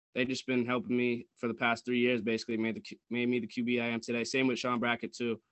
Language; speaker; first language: English; native; English